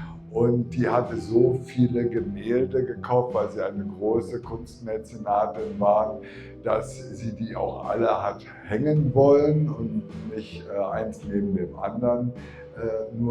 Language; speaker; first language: German; native; German